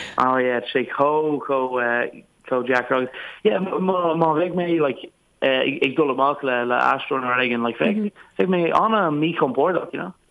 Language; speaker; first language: Irish; non-native, local second language; English